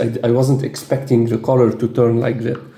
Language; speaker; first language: English; non-native, fluent; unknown